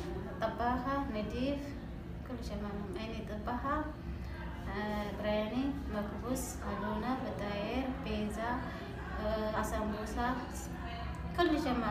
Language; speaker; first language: Arabic; non-native, learner; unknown